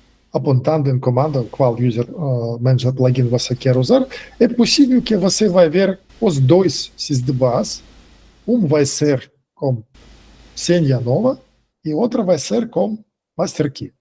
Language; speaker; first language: Portuguese; non-native, fluent; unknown